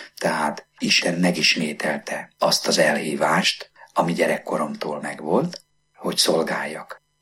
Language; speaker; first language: Hungarian; native; Hungarian